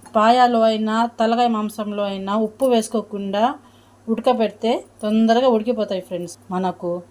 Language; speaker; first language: Telugu; non-native, local second language; Urdu